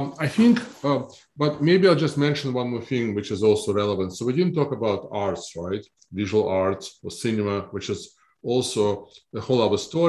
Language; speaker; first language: English; non-native, fluent; Russian